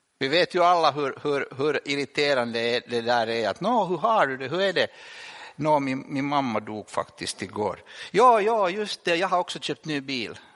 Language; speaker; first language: Swedish; native; Swedish